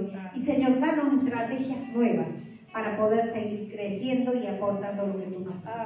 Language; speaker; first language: Spanish; native; Spanish